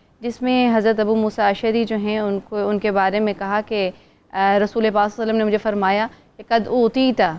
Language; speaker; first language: Urdu; native; Urdu